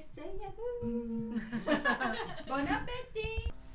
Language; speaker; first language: French; non-native, learner; Japanese